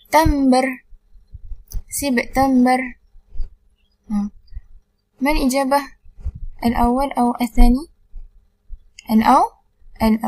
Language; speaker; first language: Arabic; non-native, learner; Malay